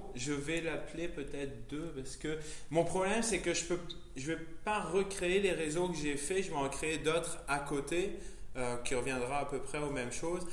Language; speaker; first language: French; native; French